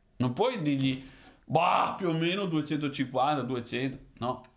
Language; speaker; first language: Italian; native; Italian